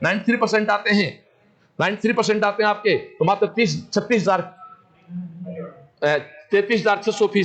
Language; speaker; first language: Hindi; native; Hindi